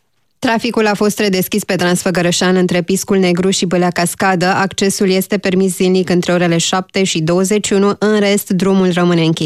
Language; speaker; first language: Romanian; native; Romanian